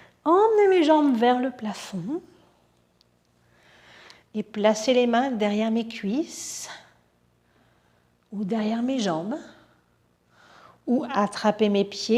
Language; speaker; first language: French; native; French